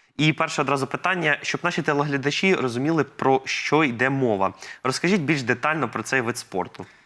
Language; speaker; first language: Ukrainian; native; Ukrainian